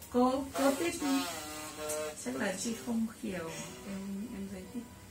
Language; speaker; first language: Vietnamese; non-native, learner; Portuguese